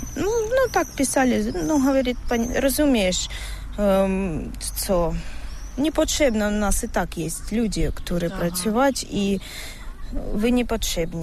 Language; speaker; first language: Polish; non-native, learner; Russian